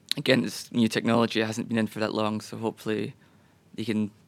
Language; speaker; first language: English; native; English